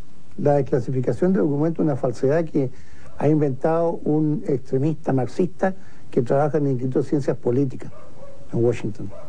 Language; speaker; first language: Spanish; native; Spanish